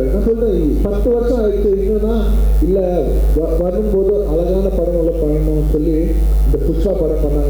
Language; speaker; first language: Tamil; non-native, local second language; Telugu